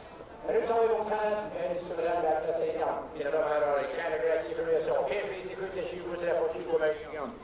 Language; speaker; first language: Swedish; native; Swedish